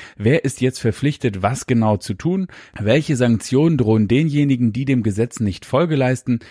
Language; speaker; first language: German; native; German